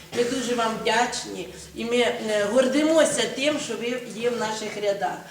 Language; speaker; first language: Ukrainian; native; Ukrainian